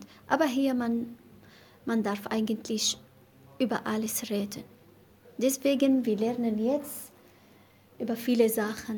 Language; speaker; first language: German; non-native, learner; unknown